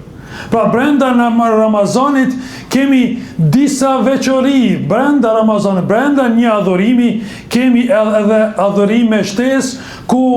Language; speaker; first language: Albanian; native; Albanian